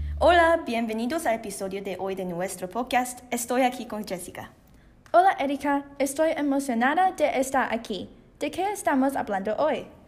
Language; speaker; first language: Spanish; non-native, learner; Korean